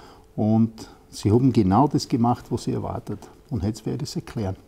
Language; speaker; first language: German; non-native, fluent; English